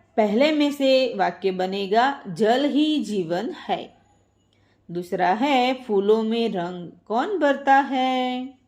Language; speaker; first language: Hindi; non-native, local second language; Gujarati